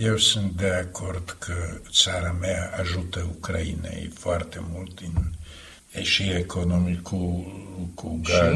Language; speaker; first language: Romanian; non-native, fluent; Slovak